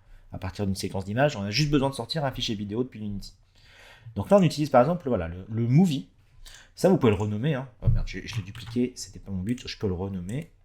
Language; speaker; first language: French; native; French